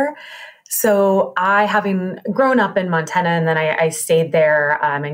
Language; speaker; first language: English; native; English